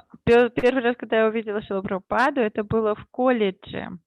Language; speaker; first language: Russian; native; Russian